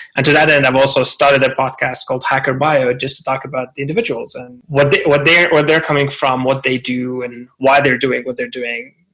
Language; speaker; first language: English; non-native, fluent; Arabic